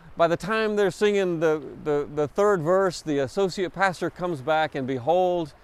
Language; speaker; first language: English; native; English